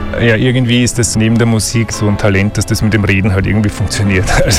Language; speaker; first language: German; native; German